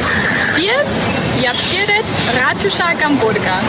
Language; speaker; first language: Russian; non-native, learner; German